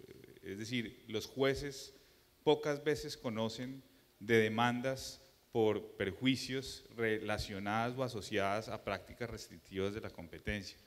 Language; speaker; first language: Spanish; native; Spanish